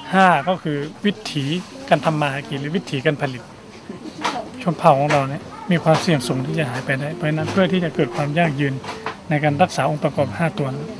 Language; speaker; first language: Thai; non-native, local second language; S'gaw Karen